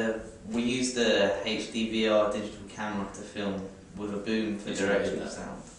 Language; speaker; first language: English; native; English